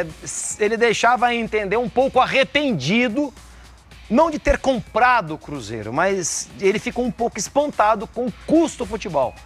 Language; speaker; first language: Portuguese; native; Portuguese